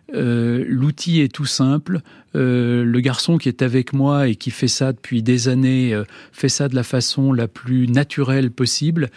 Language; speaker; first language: French; native; French